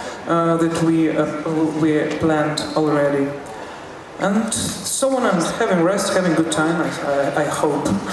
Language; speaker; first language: English; non-native, fluent; Russian